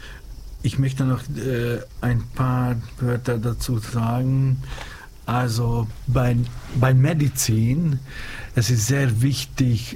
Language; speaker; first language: German; non-native, learner; Hungarian